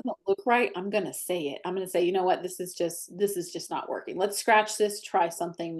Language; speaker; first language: English; native; English